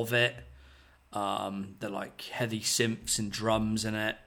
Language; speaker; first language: English; native; English